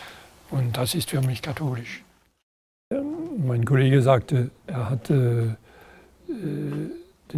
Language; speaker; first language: German; non-native, fluent; French